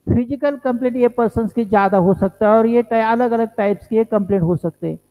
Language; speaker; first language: Hindi; non-native, local second language; Marathi